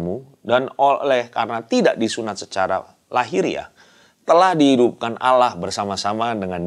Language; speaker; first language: Indonesian; native; Indonesian